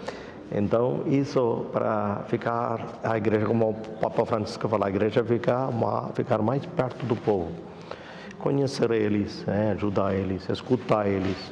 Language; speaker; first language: Portuguese; non-native, fluent; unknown